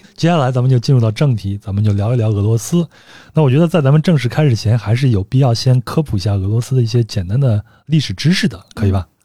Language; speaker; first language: Chinese; native; Chinese